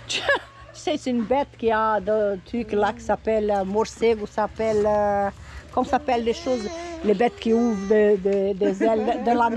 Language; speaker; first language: French; non-native, learner; Portuguese